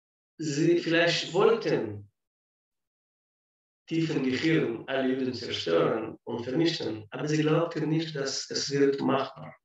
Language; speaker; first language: German; non-native, fluent; Russian